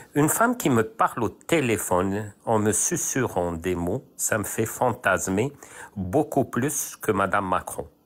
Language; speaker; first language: French; non-native, local second language; Arabic